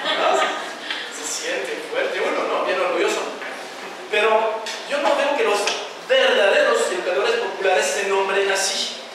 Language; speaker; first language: Spanish; non-native, fluent; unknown